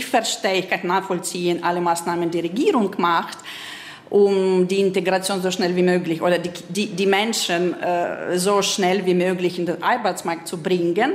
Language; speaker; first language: German; non-native, fluent; Ukrainian